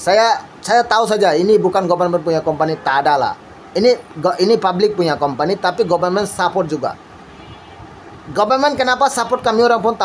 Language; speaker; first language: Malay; non-native, learner; Bangla